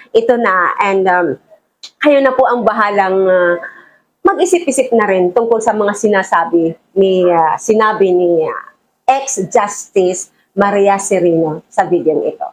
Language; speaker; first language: Filipino; native; Filipino